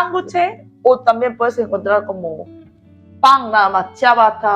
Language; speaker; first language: Spanish; non-native, learner; Korean